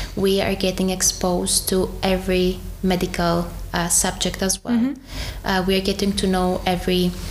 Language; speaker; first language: English; non-native, fluent; Greek